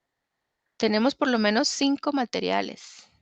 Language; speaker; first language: Spanish; native; Spanish